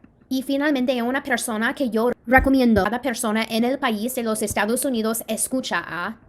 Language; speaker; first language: Spanish; non-native, fluent; English